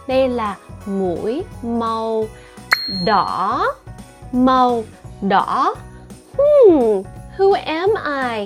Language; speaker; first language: Vietnamese; early bilingual, heritage; Vietnamese